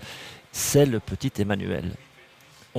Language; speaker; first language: French; native; French